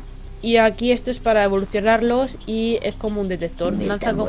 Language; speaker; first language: Spanish; native; Spanish